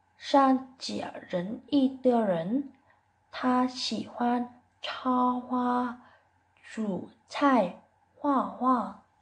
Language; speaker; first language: Chinese; non-native, learner; Vietnamese